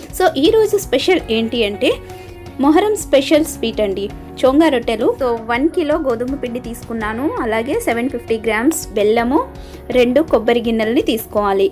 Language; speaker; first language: Telugu; non-native, local second language; Urdu